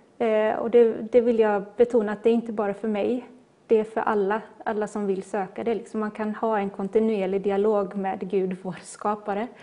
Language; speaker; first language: Swedish; native; Swedish